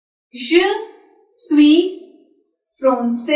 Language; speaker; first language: French; non-native, fluent; Hindi